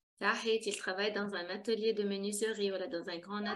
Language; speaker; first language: French; non-native, local second language; Arabic